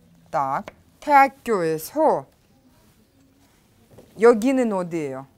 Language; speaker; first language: Korean; non-native, fluent; Russian